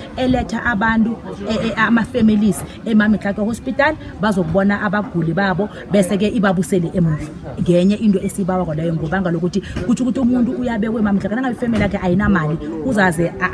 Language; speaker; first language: Zulu; non-native, local second language; South Ndebele